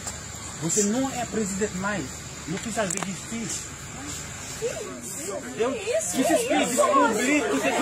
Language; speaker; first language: Portuguese; non-native, learner; Haitian Creole